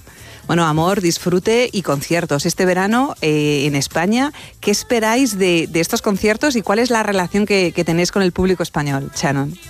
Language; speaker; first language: Spanish; native; Spanish